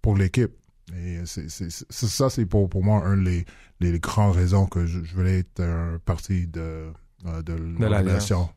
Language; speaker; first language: French; non-native, local second language; English